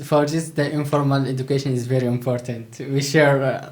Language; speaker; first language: English; non-native, learner; Turkish